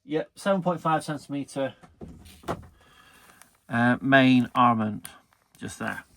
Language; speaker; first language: English; native; English